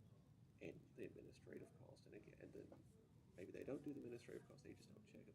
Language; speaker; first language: English; native; English